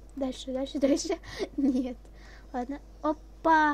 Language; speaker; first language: Russian; native; Russian